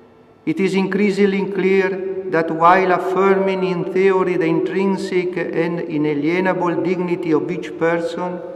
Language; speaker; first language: English; non-native, fluent; Italian